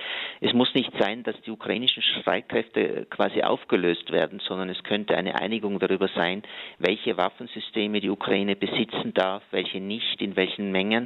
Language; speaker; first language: German; native; German